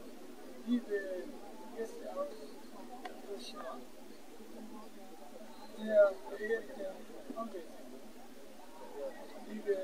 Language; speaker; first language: German; non-native, fluent; Japanese